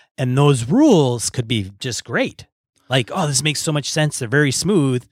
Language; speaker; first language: English; native; English